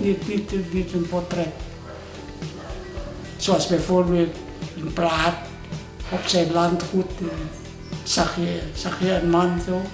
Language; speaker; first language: Dutch; non-native, fluent; Indonesian